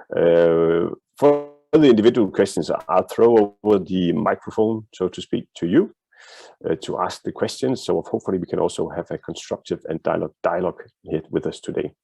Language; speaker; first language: English; non-native, fluent; Danish